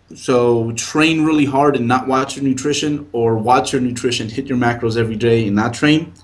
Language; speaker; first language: English; native; English